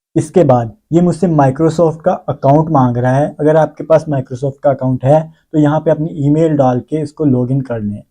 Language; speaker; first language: Urdu; native; Urdu